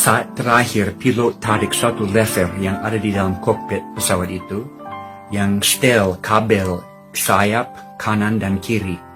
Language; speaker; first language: Indonesian; non-native, fluent; English